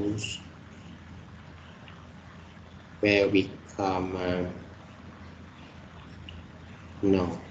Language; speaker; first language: English; non-native, learner; Vietnamese